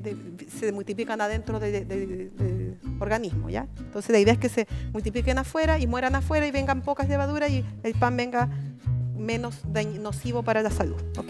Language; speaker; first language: Spanish; native; Spanish